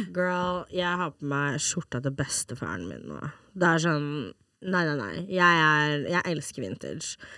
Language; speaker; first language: Norwegian; non-native, fluent; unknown